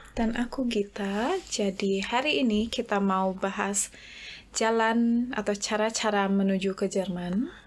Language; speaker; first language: Indonesian; native; Indonesian